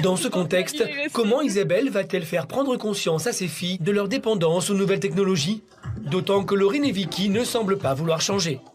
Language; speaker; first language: French; native; French